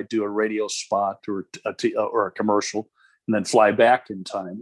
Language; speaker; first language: English; native; English